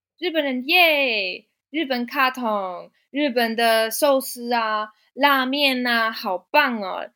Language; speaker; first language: Chinese; non-native, fluent; German